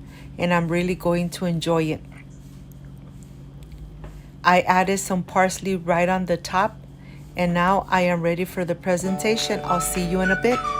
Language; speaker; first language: English; non-native, fluent; Spanish